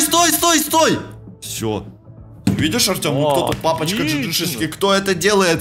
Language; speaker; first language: Russian; native; Russian